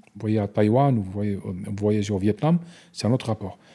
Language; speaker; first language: French; non-native, local second language; Arabic